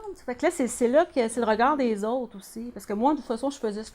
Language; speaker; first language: French; native; French